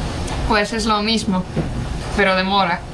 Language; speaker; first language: Spanish; non-native, fluent; Estonian